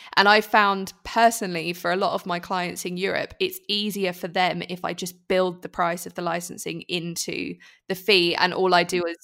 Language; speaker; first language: English; native; English